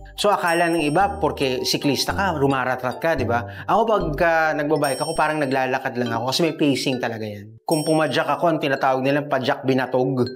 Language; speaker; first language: Filipino; native; Filipino